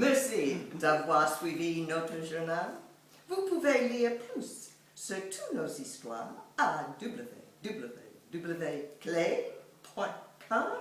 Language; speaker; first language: French; non-native, fluent; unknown